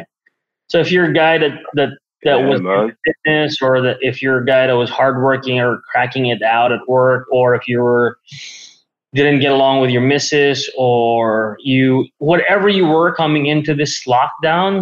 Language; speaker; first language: English; non-native, local second language; Filipino